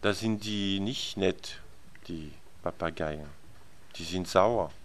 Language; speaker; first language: German; non-native, learner; French